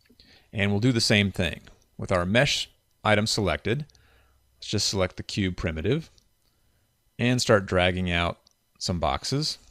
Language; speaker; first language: English; native; English